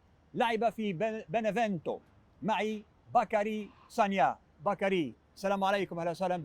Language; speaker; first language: Arabic; native; Arabic